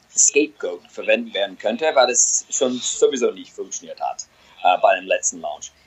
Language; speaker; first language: German; non-native, fluent; English